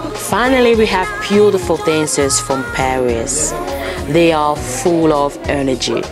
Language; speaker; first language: English; early bilingual, other home language; Lingala